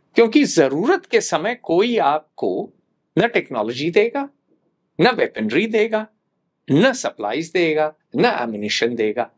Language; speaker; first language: Hindi; native; Hindi